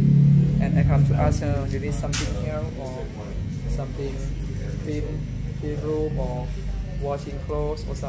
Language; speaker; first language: English; non-native, learner; Thai